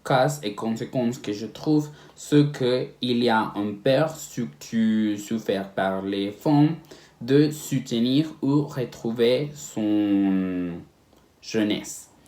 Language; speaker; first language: French; non-native, learner; Spanish